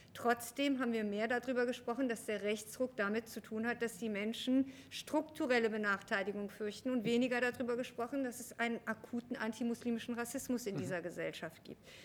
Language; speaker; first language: German; early bilingual, other home language; Persian